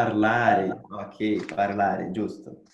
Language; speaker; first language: Italian; non-native, fluent; Portuguese